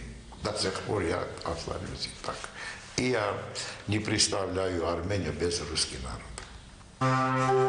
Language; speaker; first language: Russian; non-native, local second language; Armenian